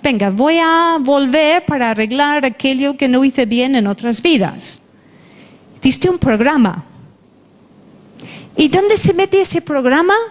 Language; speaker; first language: Spanish; non-native, fluent; English